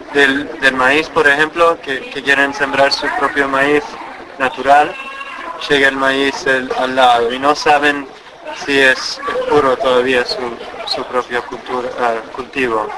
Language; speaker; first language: Spanish; non-native, fluent; English